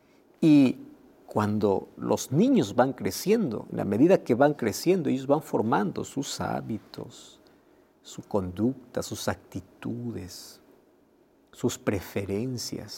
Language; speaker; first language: Spanish; native; Spanish